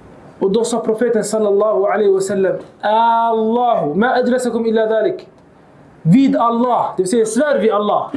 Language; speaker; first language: Swedish; early bilingual, other home language; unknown